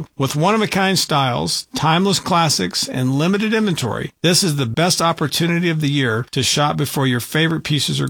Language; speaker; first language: English; native; English